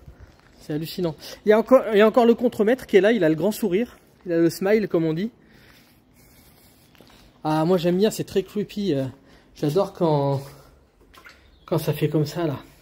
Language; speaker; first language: French; native; French